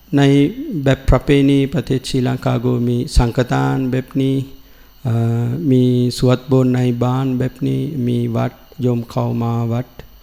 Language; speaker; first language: Thai; non-native, learner; Sinhala